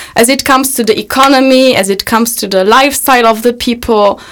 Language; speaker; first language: English; non-native, fluent; Polish